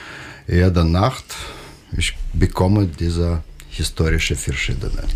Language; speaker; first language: German; non-native, learner; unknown